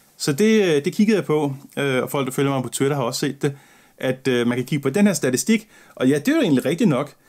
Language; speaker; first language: Danish; native; Danish